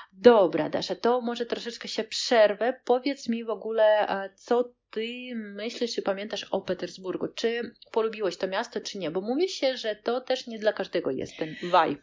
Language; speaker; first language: Polish; non-native, fluent; Russian